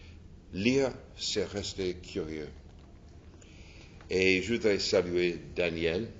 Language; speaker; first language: French; non-native, fluent; English